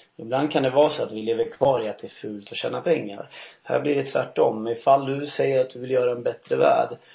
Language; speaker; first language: Swedish; early bilingual, heritage; Swedish